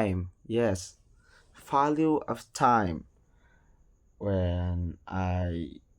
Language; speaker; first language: English; non-native, learner; Indonesian